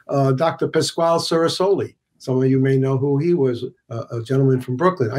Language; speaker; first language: English; native; English